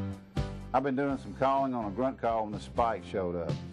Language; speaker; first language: English; native; English